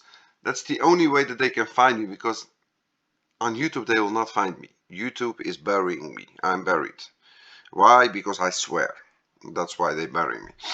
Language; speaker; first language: English; non-native, fluent; Dutch